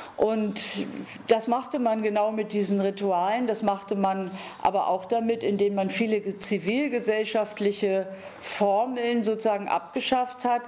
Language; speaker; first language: German; native; German